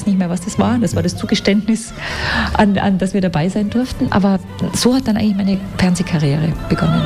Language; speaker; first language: German; native; German